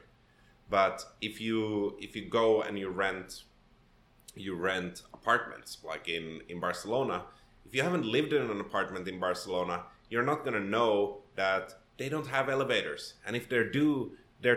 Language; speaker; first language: English; non-native, fluent; Swedish